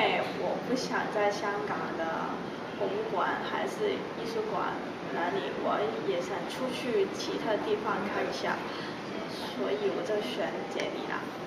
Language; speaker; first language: Chinese; non-native, local second language; Cantonese